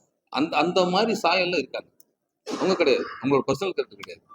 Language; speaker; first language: Tamil; native; Tamil